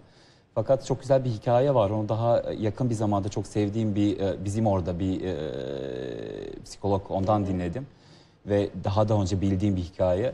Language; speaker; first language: Turkish; non-native, fluent; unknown